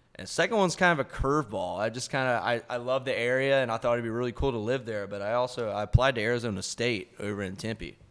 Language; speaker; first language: English; native; English